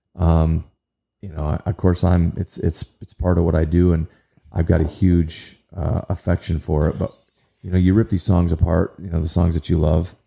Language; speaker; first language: English; native; English